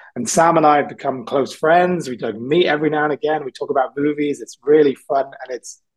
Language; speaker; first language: English; native; English